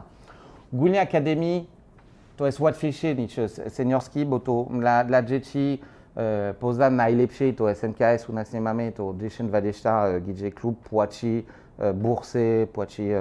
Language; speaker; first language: Polish; non-native, learner; French